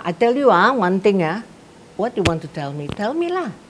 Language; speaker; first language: English; non-native, fluent; Indonesian